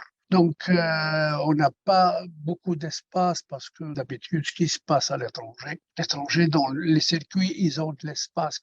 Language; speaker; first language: French; non-native, local second language; Arabic